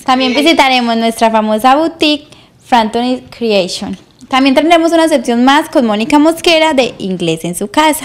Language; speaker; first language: Spanish; native; Spanish